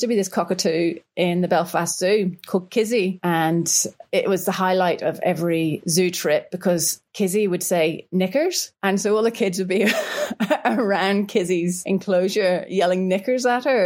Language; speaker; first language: English; native; English